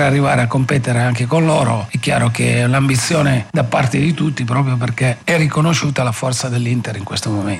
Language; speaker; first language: Italian; native; Italian